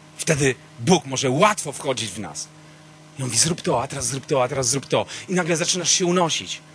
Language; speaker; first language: Polish; native; Polish